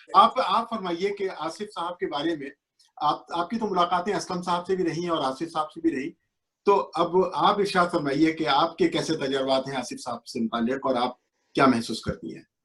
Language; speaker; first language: Urdu; native; Urdu